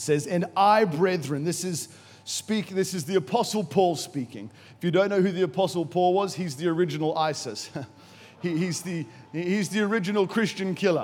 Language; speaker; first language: English; native; English